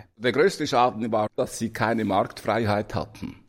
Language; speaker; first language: German; native; German